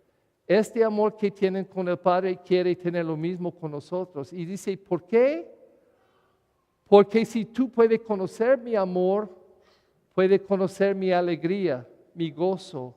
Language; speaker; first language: Spanish; non-native, learner; English